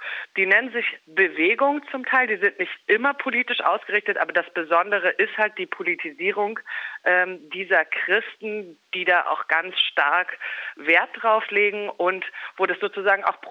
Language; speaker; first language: German; native; German